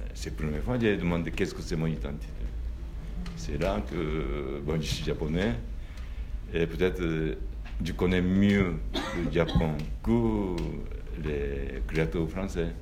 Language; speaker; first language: French; non-native, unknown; Japanese